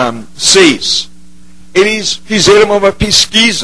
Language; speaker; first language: Portuguese; non-native, fluent; English